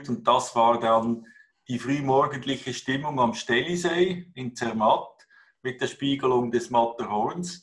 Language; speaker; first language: German; native; German